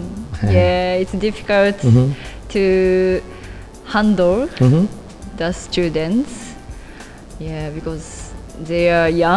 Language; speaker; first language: English; non-native, learner; Japanese